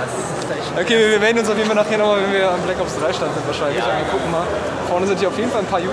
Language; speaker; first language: German; native; German